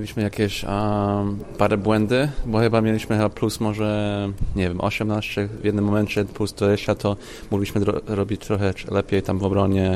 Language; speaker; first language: Polish; early bilingual, heritage; Polish